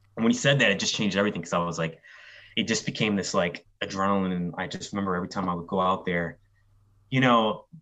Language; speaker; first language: English; native; English